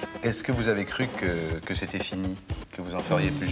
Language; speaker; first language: French; native; French